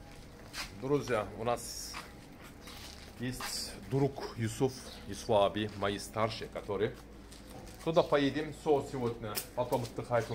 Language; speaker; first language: Russian; non-native, learner; Turkish